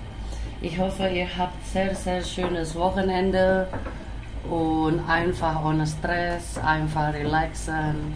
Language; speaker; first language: German; non-native, fluent; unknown